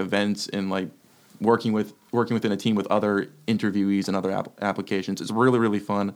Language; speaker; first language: English; native; English